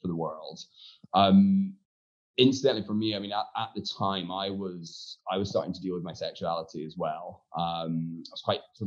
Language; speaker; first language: English; native; English